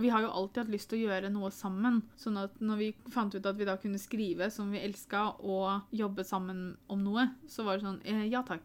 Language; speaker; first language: Norwegian; native; Norwegian